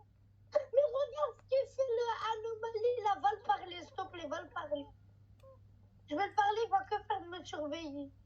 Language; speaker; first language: French; native; French